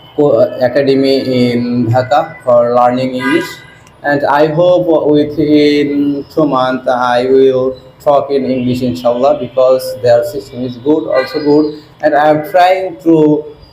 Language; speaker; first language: English; non-native, learner; Bangla